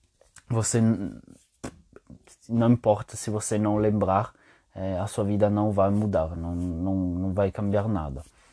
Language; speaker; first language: Portuguese; non-native, fluent; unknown